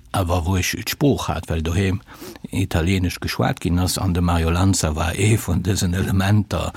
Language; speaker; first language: Luxembourgish; early bilingual, other home language; Italian